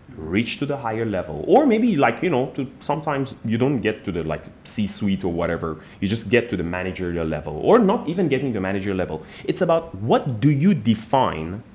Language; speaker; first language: English; non-native, fluent; Persian